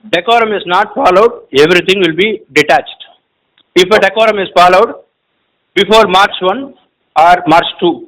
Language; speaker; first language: English; non-native, local second language; Tamil